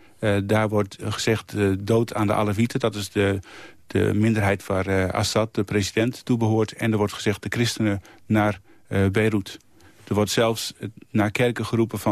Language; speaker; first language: Dutch; native; Dutch